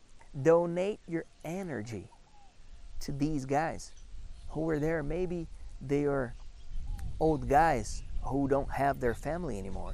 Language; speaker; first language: English; non-native, fluent; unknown